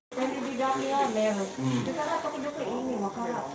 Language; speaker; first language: Japanese; non-native, learner; Filipino